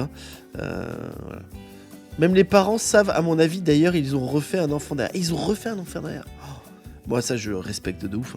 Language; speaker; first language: French; native; French